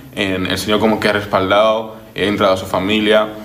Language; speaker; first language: Spanish; native; Spanish